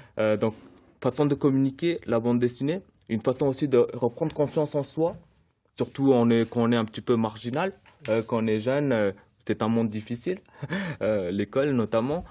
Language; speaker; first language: French; early bilingual, other home language; Sinhala